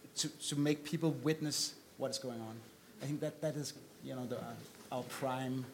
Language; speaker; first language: English; non-native, fluent; Danish